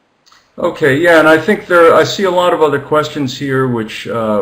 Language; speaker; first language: English; native; English